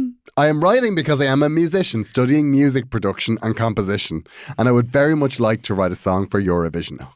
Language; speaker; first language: English; native; English